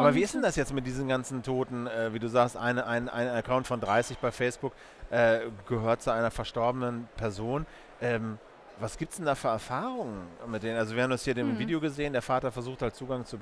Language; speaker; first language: German; native; German